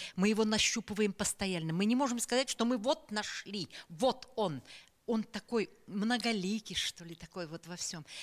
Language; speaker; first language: Russian; native; Russian